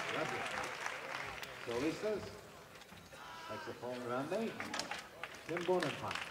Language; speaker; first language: Spanish; non-native, learner; English